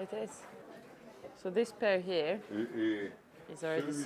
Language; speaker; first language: English; non-native, fluent; French